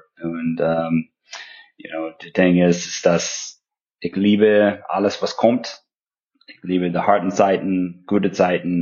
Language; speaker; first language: German; non-native, fluent; English